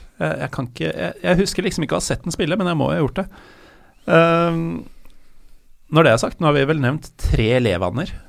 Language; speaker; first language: Norwegian; native; Norwegian